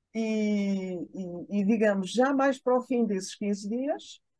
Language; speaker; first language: Portuguese; native; Portuguese